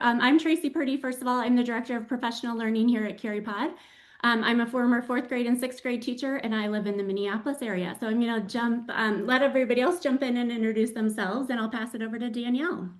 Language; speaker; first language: English; native; English